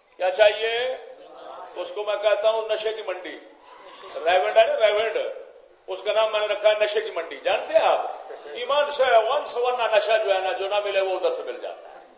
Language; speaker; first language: Urdu; non-native, local second language; Punjabi